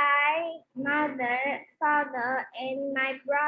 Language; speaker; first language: English; non-native, learner; Vietnamese